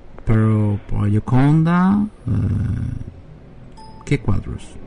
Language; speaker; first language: Spanish; non-native, learner; French